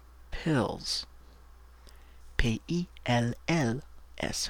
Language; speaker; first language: English; native; English